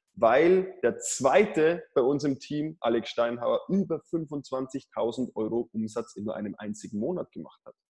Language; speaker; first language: German; native; German